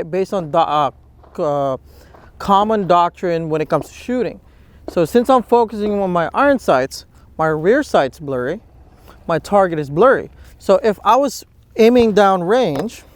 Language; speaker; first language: English; native; English